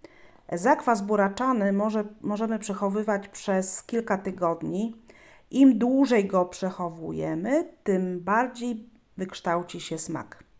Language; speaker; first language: Polish; native; Polish